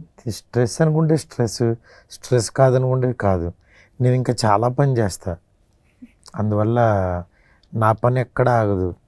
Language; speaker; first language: Telugu; native; Telugu